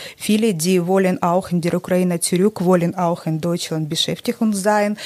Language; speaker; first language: German; non-native, learner; Ukrainian